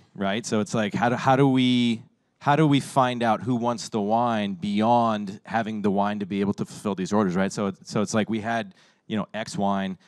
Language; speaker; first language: English; native; English